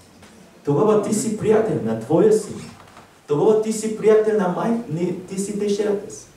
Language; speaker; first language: Bulgarian; non-native, learner; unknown